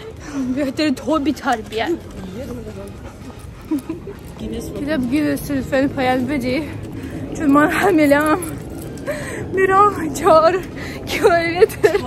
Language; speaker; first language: Persian; non-native, learner; Turkish